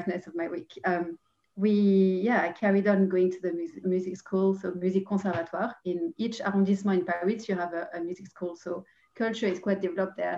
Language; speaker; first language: English; non-native, fluent; French